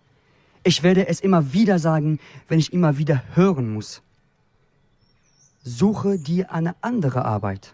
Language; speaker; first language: German; non-native, fluent; Kurdish